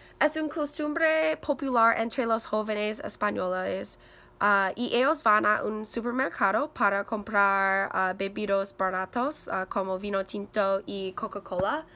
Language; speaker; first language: Spanish; non-native, learner; English